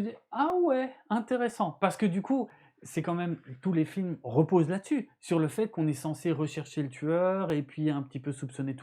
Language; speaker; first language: French; native; French